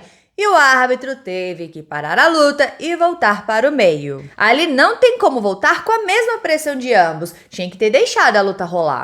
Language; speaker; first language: Portuguese; native; Portuguese